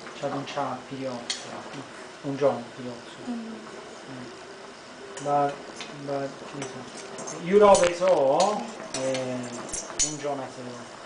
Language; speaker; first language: Korean; non-native, learner; Italian